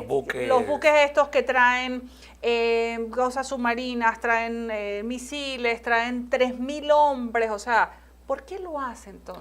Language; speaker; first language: Spanish; native; Spanish